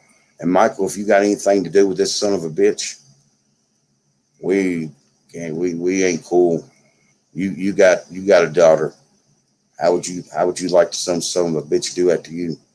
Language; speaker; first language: English; native; English